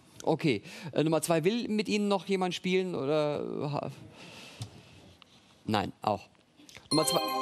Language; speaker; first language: German; native; German